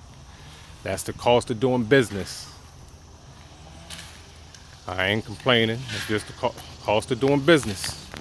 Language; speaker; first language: English; native; English